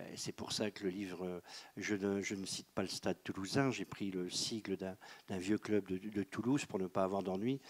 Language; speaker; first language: French; native; French